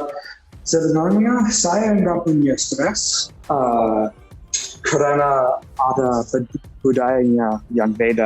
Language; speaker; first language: Indonesian; non-native, fluent; English